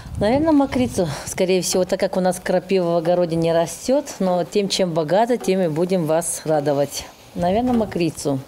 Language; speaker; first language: Russian; non-native, local second language; Lezghian